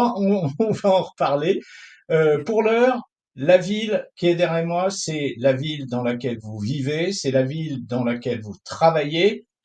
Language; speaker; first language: French; native; French